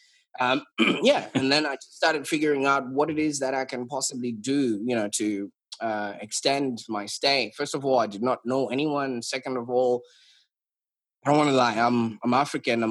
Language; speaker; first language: English; non-native, local second language; Shona